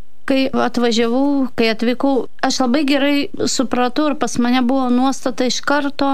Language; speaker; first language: Lithuanian; non-native, fluent; Russian